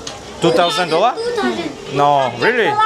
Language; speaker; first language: English; non-native, learner; Slovak